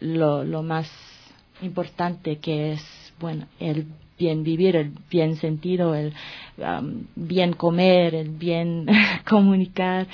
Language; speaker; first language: Spanish; non-native, fluent; French